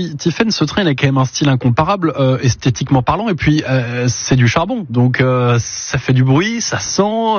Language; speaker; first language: French; native; French